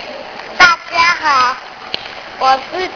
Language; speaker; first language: Chinese; native; Chinese